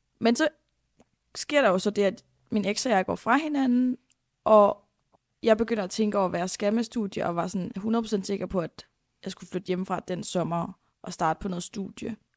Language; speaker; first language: Danish; native; Danish